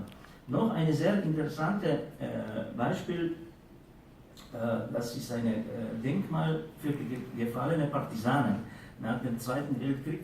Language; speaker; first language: German; non-native, fluent; Slovenian